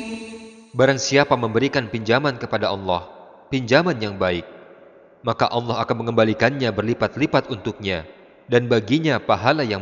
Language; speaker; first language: Indonesian; native; Indonesian